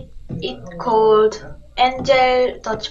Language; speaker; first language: English; non-native, learner; Korean